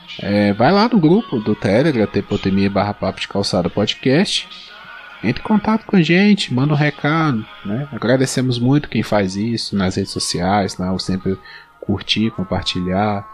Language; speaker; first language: Portuguese; native; Portuguese